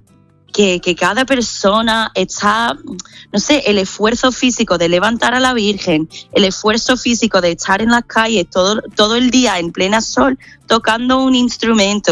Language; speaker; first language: Spanish; non-native, fluent; English